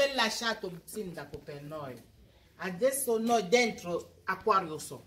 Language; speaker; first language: Italian; non-native, learner; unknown